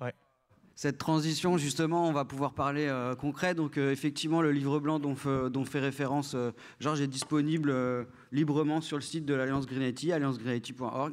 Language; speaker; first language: French; native; French